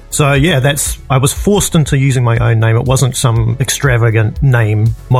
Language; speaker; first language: English; native; English